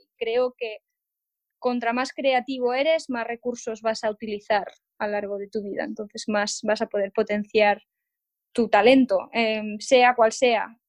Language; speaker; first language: Spanish; non-native, local second language; Catalan